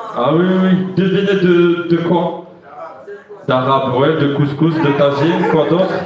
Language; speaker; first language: French; non-native, local second language; Arabic